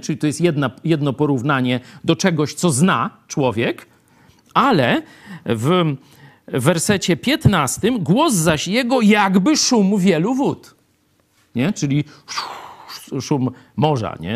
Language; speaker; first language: Polish; native; Polish